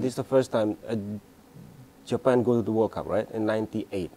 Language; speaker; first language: English; non-native, fluent; Indonesian